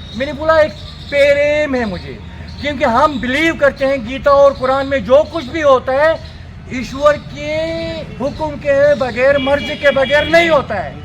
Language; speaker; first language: Hindi; non-native, local second language; Kashmiri